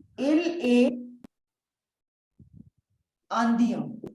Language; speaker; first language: French; non-native, fluent; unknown